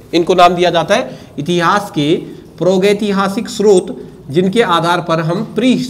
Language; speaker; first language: Hindi; native; Hindi